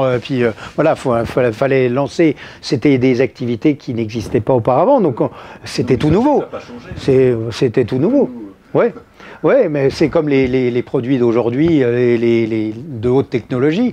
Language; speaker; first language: French; native; French